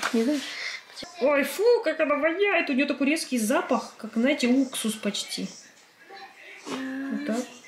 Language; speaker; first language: Russian; native; Russian